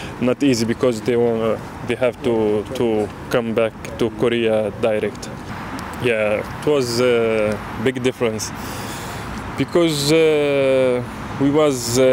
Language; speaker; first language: English; non-native, learner; Arabic